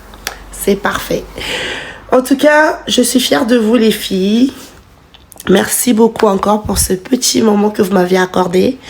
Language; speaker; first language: French; native; French